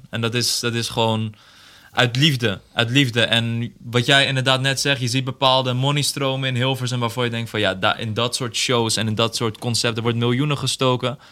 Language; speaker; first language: Dutch; early bilingual, other home language; Persian